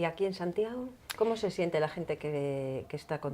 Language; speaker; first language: Spanish; native; Spanish